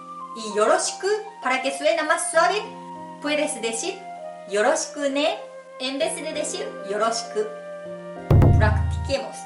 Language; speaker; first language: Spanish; non-native, fluent; Japanese